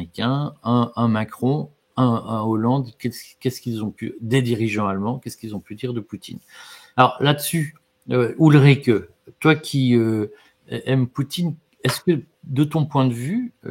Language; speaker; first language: French; native; French